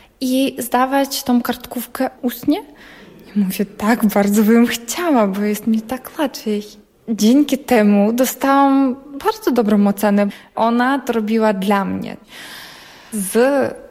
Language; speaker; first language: Polish; non-native, learner; Ukrainian